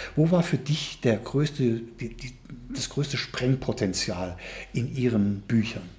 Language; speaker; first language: German; native; German